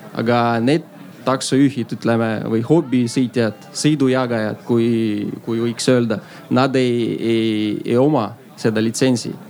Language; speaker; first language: Estonian; non-native, local second language; Russian